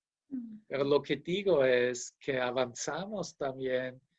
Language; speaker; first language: Spanish; non-native, fluent; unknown